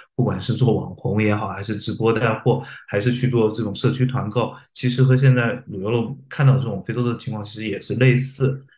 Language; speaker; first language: Chinese; native; Chinese